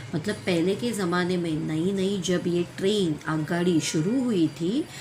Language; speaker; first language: Hindi; non-native, local second language; Marathi